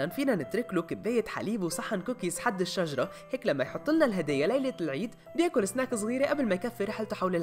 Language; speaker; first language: Arabic; native; Arabic